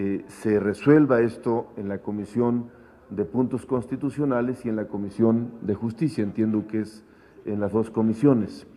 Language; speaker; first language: Spanish; native; Spanish